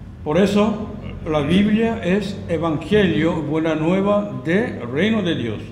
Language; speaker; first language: Spanish; non-native, learner; Korean